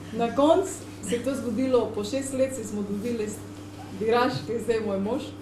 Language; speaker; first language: Slovenian; non-native, learner; Spanish